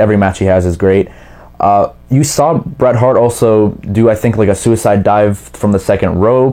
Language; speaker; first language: English; native; English